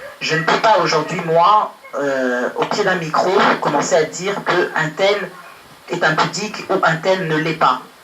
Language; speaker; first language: French; early bilingual, other home language; Lingala